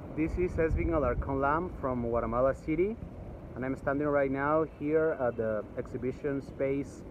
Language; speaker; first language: English; early bilingual, other home language; Spanish